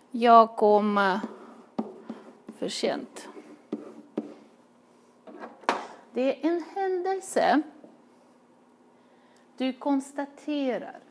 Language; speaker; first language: Swedish; non-native, fluent; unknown